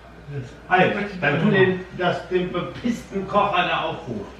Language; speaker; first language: German; native; German